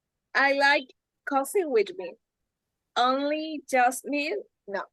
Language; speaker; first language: English; non-native, learner; Spanish